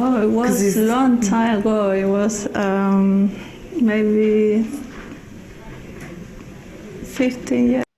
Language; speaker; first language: English; non-native, learner; Spanish